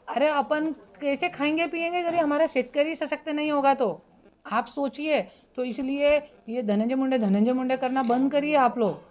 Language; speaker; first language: Hindi; non-native, local second language; Marathi